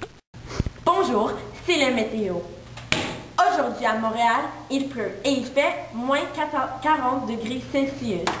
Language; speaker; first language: French; non-native, local second language; English